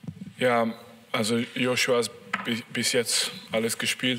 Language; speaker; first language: German; non-native, fluent; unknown